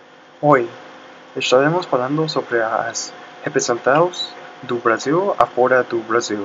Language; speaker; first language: Portuguese; non-native, learner; Spanish